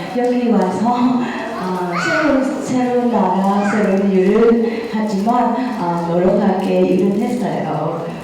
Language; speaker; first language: Korean; non-native, learner; Vietnamese